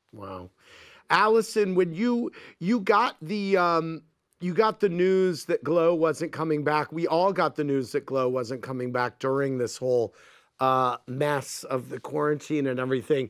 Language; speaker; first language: English; native; English